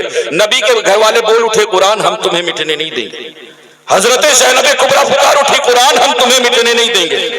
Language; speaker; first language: Urdu; native; Urdu